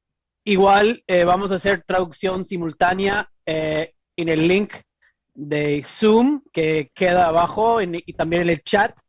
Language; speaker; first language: Spanish; non-native, fluent; English